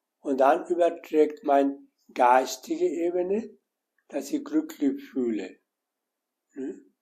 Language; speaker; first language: German; non-native, learner; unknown